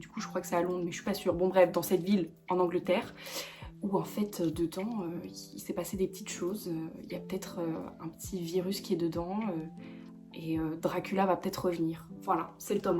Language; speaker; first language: French; native; French